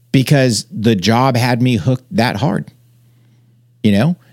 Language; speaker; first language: English; native; English